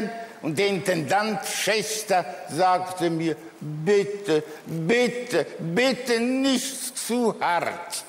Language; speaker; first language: German; early bilingual, other home language; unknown